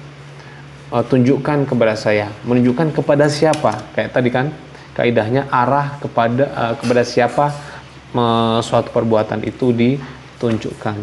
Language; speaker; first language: Indonesian; non-native, local second language; Javanese